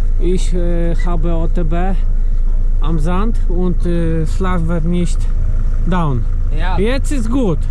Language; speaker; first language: German; non-native, learner; Polish